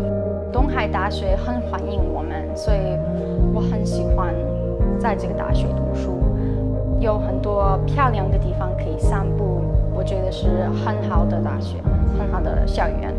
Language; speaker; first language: Chinese; non-native, fluent; English